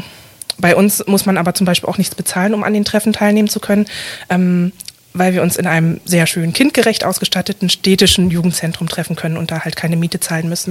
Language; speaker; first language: German; native; German